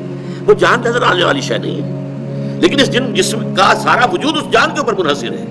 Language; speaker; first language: Urdu; native; Urdu